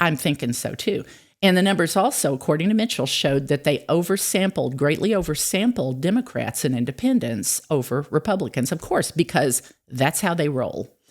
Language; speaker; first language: English; native; English